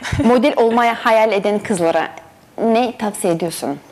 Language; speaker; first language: Turkish; non-native, fluent; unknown